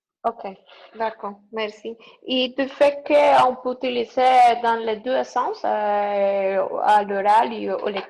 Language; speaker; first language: French; non-native, learner; Spanish